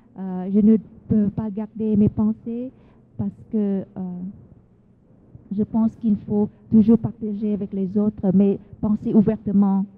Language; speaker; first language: French; non-native, fluent; Vietnamese